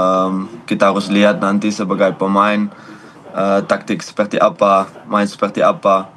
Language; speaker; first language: Indonesian; non-native, fluent; Dutch